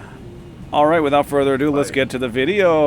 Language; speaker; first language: English; native; English